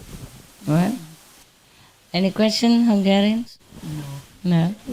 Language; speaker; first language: English; non-native, fluent; Vietnamese